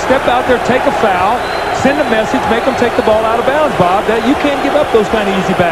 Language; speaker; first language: English; native; English